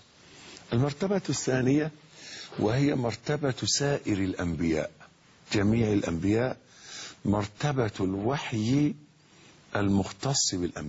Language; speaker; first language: Arabic; native; Arabic